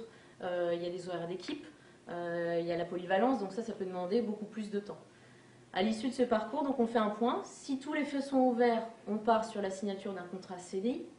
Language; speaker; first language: French; native; French